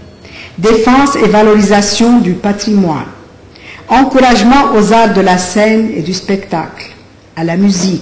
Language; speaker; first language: French; non-native, local second language; Arabic